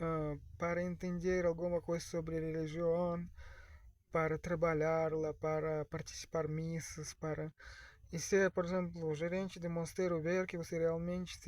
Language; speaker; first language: Portuguese; non-native, learner; Russian